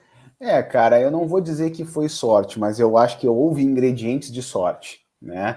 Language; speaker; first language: Portuguese; native; Portuguese